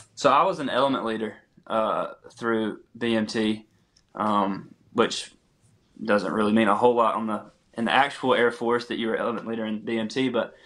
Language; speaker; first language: English; native; English